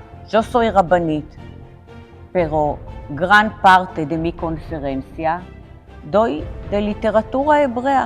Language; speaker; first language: Spanish; non-native, fluent; Hebrew